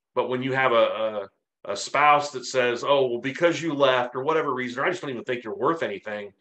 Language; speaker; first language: English; native; English